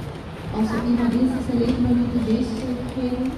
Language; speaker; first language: Dutch; non-native, fluent; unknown